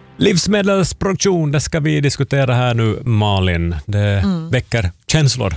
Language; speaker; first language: Swedish; native; Swedish